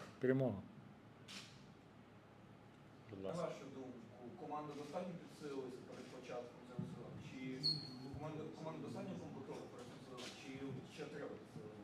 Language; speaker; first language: Ukrainian; non-native, local second language; Russian